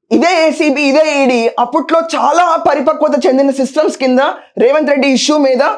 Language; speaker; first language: Telugu; native; Telugu